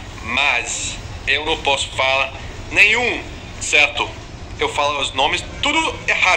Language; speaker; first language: Portuguese; non-native, learner; English